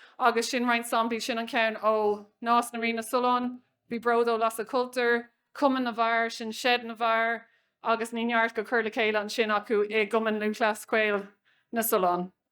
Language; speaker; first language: Irish; non-native, local second language; English